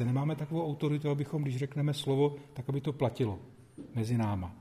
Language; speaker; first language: Czech; native; Czech